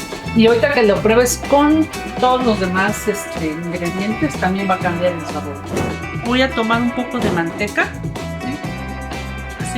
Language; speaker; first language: Spanish; native; Spanish